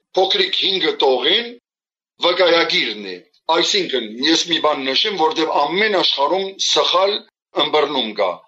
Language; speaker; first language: Armenian; early bilingual, heritage; Armenian